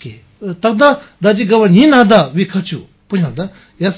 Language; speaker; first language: Russian; non-native, learner; Tibetan